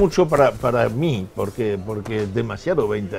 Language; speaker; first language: Spanish; non-native, fluent; French